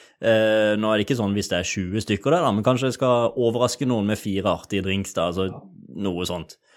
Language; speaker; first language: Norwegian; native; Norwegian